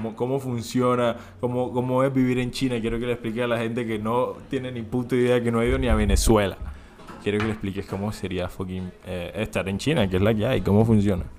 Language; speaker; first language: Spanish; native; Spanish